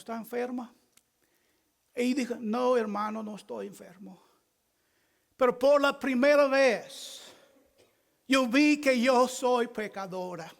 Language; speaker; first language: Spanish; non-native, fluent; English